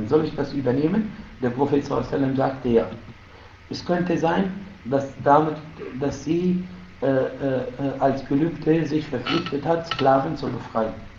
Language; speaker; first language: German; non-native, fluent; Arabic